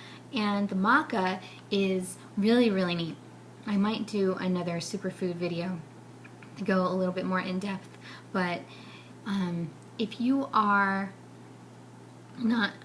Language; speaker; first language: English; native; English